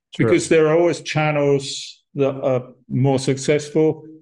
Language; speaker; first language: English; native; English